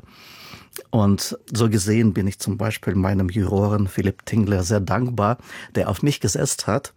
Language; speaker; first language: German; non-native, fluent; Russian